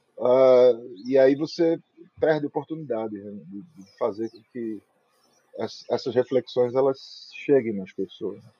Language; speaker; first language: Portuguese; native; Portuguese